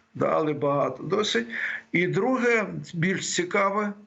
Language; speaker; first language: Ukrainian; native; Ukrainian